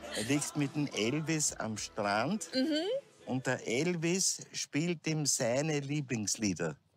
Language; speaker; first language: German; native; German